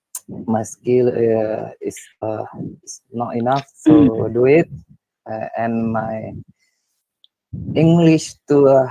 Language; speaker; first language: English; non-native, learner; Indonesian